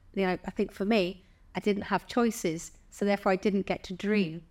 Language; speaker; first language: English; native; English